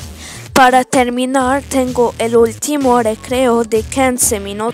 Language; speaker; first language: Spanish; non-native, learner; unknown